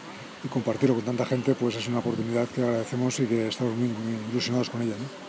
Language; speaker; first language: Spanish; native; Spanish